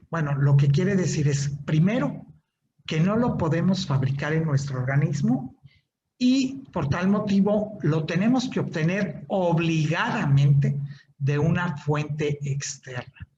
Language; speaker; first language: Spanish; native; Spanish